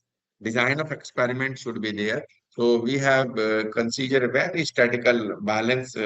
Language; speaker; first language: English; non-native, local second language; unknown